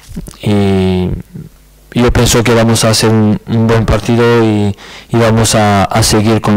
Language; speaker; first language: Spanish; non-native, learner; French